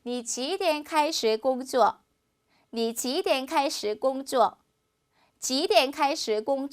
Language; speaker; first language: Chinese; non-native, fluent; Korean